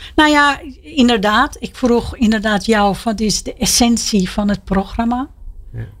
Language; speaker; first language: Dutch; non-native, fluent; Persian